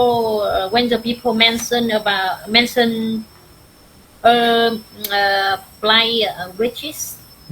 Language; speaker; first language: English; non-native, learner; Vietnamese